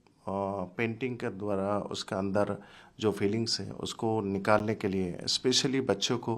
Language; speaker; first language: Hindi; non-native, local second language; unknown